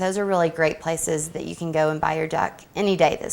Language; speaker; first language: English; native; English